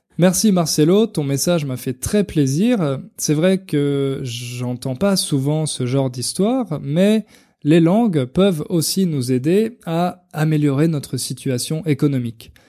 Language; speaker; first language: French; native; French